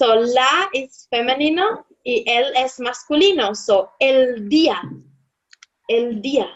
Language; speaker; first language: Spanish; non-native, fluent; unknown